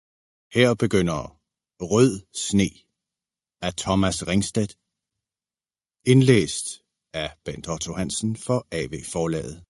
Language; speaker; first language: Danish; native; Danish